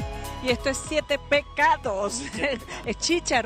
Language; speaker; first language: Spanish; native; Spanish